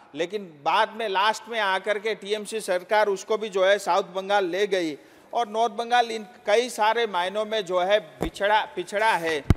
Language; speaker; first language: Hindi; non-native, local second language; Nepali